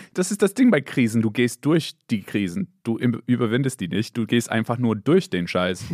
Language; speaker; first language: German; non-native, fluent; English